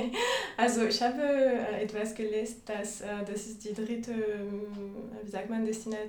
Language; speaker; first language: German; non-native, fluent; French